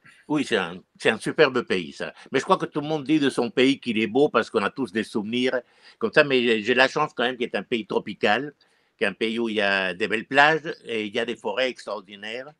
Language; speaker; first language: French; non-native, fluent; Spanish